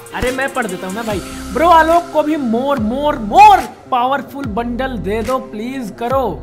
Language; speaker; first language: Hindi; native; Hindi